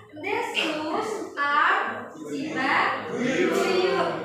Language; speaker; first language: English; non-native, learner; Indonesian